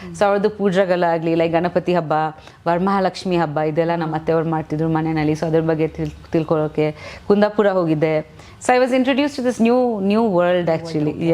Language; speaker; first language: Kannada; non-native, fluent; Bangla